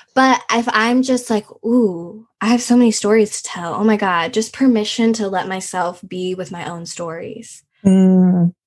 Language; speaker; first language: English; early bilingual, other home language; Nepali